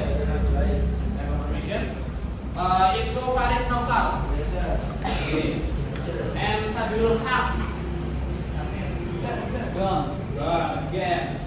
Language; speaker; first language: English; non-native, learner; Indonesian